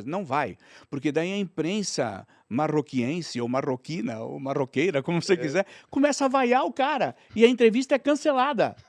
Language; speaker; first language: Portuguese; native; Portuguese